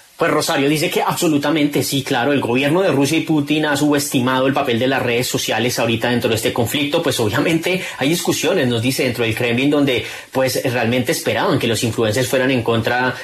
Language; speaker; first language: Spanish; native; Spanish